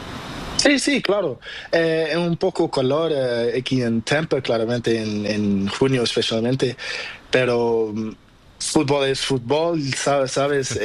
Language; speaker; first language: Spanish; non-native, learner; Portuguese